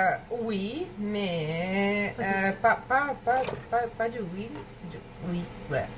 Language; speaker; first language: French; non-native, learner; Russian